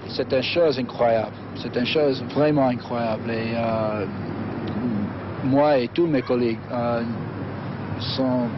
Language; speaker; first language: French; non-native, fluent; English